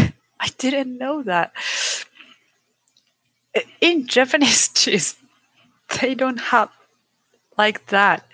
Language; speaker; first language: English; non-native, learner; Japanese